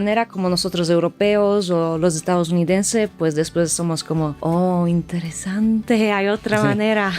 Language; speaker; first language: Spanish; non-native, fluent; Slovak